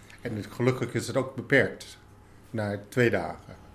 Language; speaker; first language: Dutch; non-native, fluent; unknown